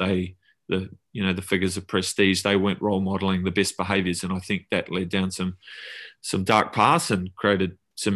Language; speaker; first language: English; native; English